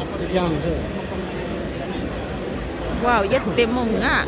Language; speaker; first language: Swedish; non-native, learner; Thai